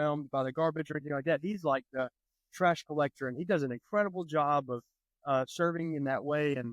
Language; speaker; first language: English; native; English